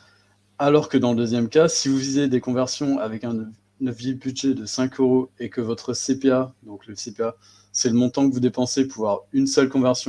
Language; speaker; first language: French; native; French